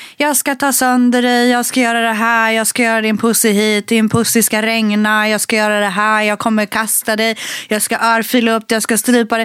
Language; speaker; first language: Swedish; early bilingual, other home language; Spanish